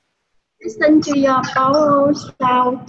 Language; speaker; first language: English; non-native, learner; Vietnamese